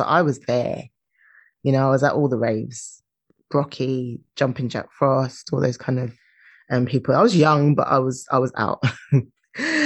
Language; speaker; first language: English; native; English